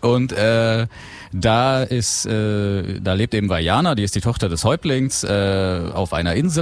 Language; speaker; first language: German; native; German